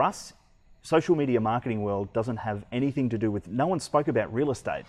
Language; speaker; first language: English; native; English